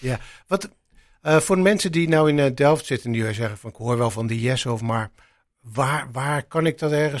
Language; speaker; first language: Dutch; native; Dutch